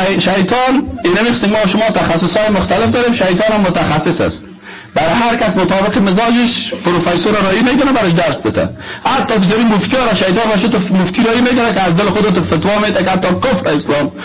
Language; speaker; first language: Persian; native; Persian